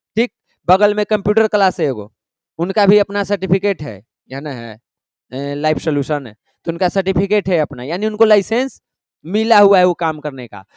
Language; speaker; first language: Hindi; native; Hindi